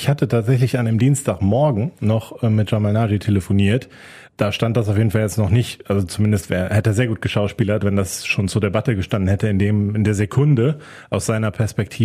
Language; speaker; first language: German; native; German